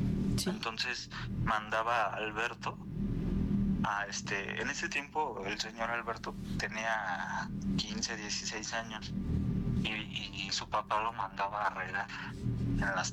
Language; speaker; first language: Spanish; native; Spanish